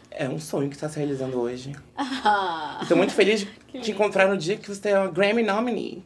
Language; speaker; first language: Portuguese; native; Portuguese